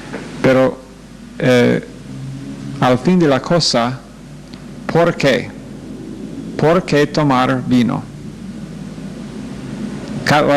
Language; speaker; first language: Spanish; non-native, fluent; English